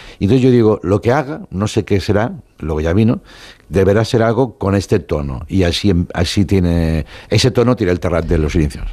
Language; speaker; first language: Spanish; non-native, local second language; Catalan